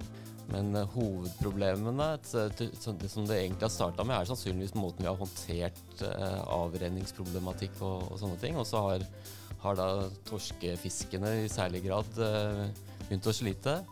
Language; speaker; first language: Norwegian; native; Norwegian